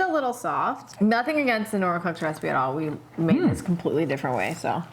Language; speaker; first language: English; native; English